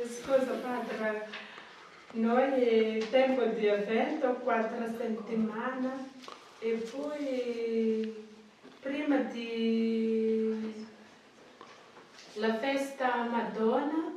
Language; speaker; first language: Italian; non-native, learner; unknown